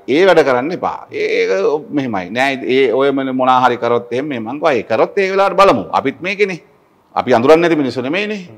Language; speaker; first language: Sinhala; native; Sinhala